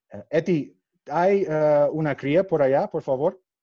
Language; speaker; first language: Spanish; non-native, fluent; English